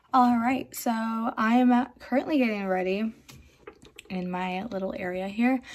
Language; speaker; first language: English; native; English